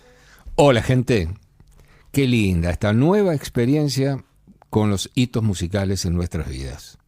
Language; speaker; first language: Spanish; native; Spanish